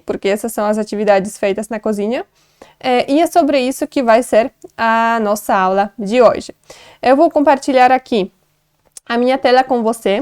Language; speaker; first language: Portuguese; non-native, fluent; Polish